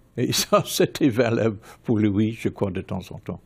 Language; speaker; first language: French; non-native, fluent; English